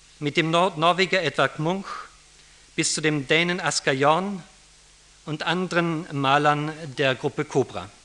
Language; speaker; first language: German; native; German